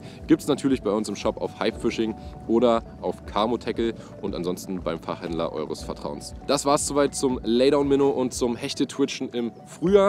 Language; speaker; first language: German; native; German